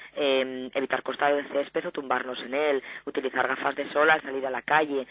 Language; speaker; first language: Spanish; native; Spanish